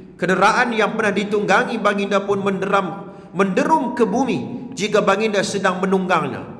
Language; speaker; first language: Malay; native; Malay